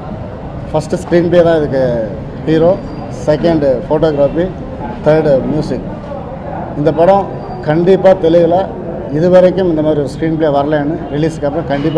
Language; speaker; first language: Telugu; non-native, learner; Tamil